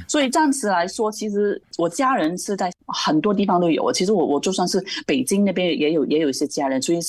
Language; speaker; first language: Chinese; non-native, local second language; Cantonese